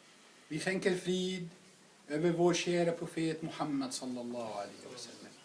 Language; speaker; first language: Swedish; non-native, fluent; Arabic